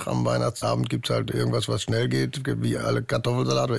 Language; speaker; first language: German; native; German